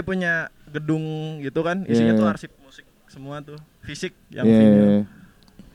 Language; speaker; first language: Indonesian; native; Indonesian